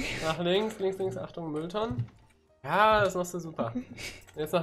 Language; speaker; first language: German; native; German